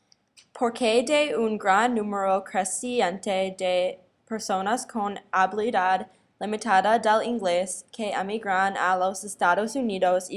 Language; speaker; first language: Spanish; non-native, learner; English